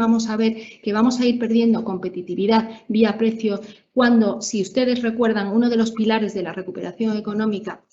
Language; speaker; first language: Spanish; native; Spanish